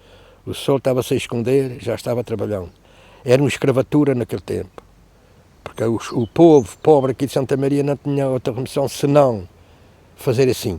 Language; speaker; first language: Portuguese; native; Portuguese